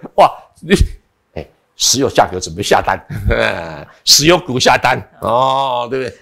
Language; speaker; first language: Chinese; native; Chinese